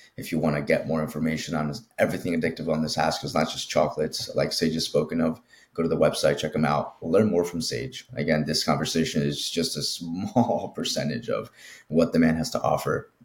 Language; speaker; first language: English; early bilingual, other home language; Spanish